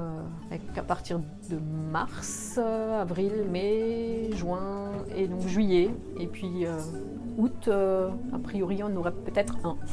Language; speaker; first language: French; native; French